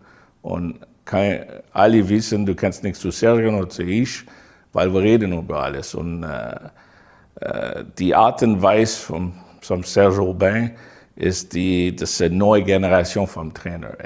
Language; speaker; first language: German; non-native, fluent; English